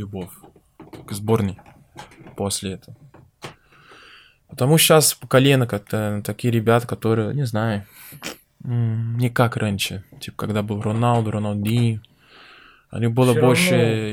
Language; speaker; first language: Russian; non-native, learner; Portuguese